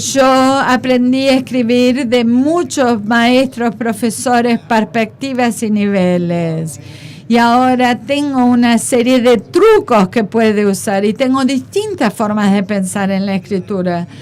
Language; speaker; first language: Spanish; non-native, fluent; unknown